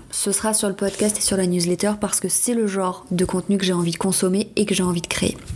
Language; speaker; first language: French; native; French